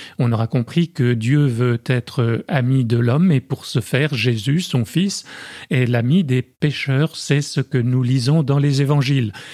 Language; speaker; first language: French; native; French